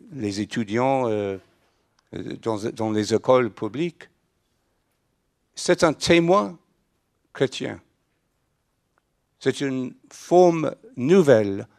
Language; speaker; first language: French; non-native, fluent; English